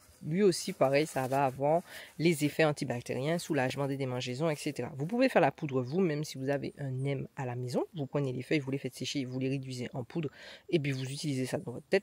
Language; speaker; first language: French; native; French